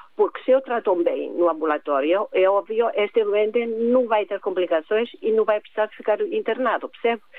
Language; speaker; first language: Portuguese; non-native, fluent; Greek